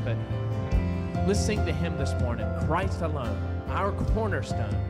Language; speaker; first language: English; native; English